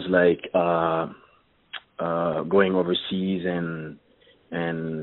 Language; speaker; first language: English; non-native, fluent; French